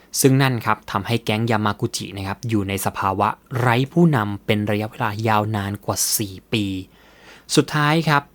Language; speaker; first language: Thai; native; Thai